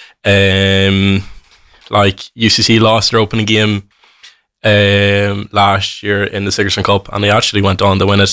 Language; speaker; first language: English; native; English